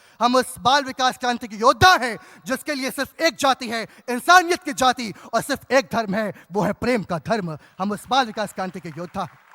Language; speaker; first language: Hindi; native; Hindi